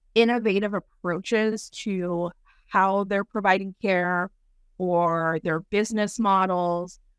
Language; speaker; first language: English; native; English